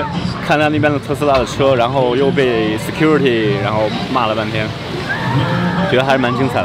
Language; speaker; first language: Chinese; native; Chinese